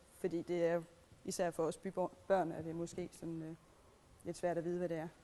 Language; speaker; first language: Danish; native; Danish